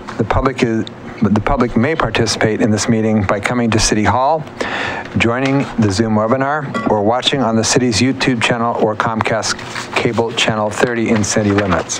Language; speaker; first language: English; native; English